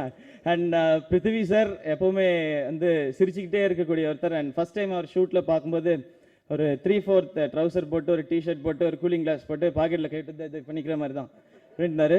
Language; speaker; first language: Tamil; native; Tamil